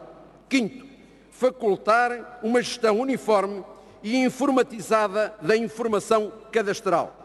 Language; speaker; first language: Portuguese; native; Portuguese